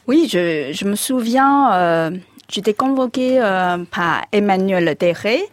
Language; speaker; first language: French; non-native, fluent; Chinese